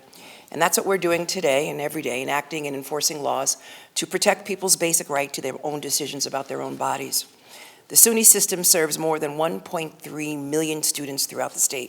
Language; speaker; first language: English; native; English